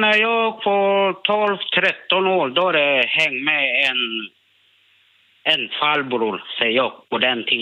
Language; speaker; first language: Swedish; non-native, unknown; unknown